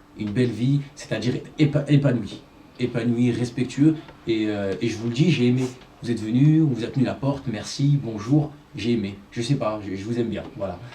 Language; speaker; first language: French; early bilingual, other home language; Arabic